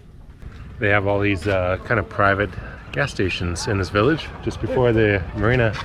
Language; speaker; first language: English; native; English